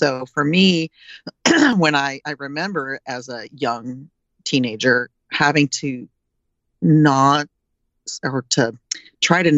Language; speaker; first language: English; native; English